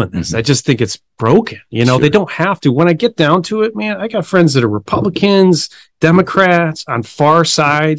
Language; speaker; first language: English; native; English